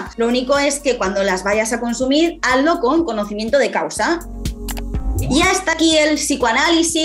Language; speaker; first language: Spanish; native; Spanish